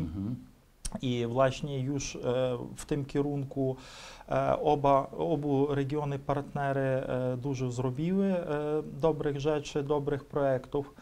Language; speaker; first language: Polish; non-native, fluent; Ukrainian